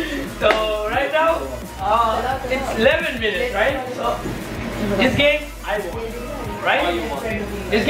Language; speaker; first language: English; non-native, fluent; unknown